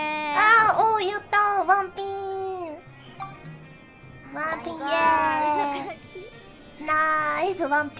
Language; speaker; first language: Japanese; native; Japanese